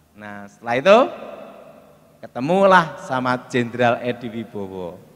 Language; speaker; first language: Indonesian; native; Indonesian